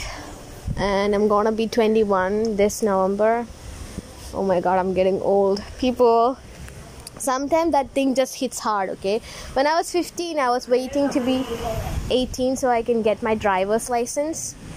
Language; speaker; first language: English; non-native, local second language; Tamil